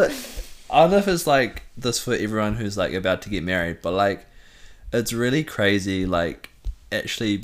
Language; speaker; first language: English; native; English